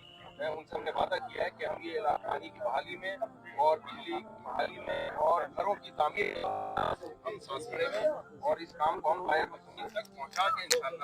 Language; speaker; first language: Urdu; native; Urdu